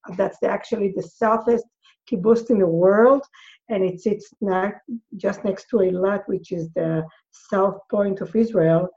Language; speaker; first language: English; non-native, fluent; Hebrew